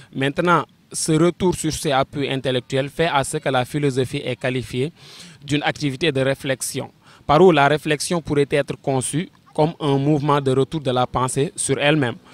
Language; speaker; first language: French; non-native, local second language; Wolof